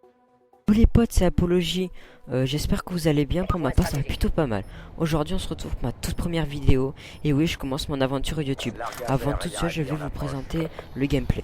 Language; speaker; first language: French; native; French